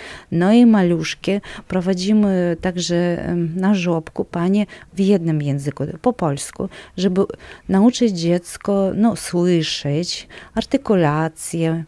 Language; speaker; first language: Polish; non-native, local second language; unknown